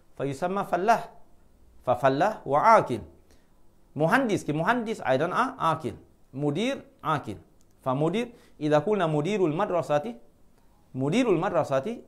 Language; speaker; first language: Arabic; non-native, fluent; Malay